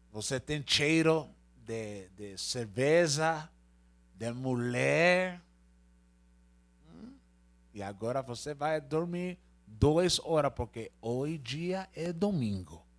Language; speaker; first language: Portuguese; non-native, learner; Spanish